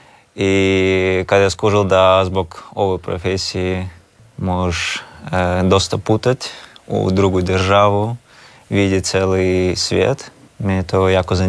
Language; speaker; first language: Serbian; non-native, learner; Russian